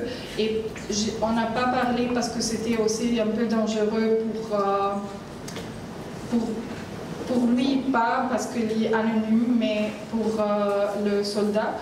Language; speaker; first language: French; non-native, learner; Arabic